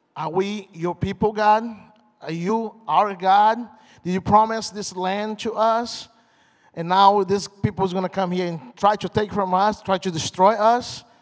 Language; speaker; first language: English; non-native, fluent; Portuguese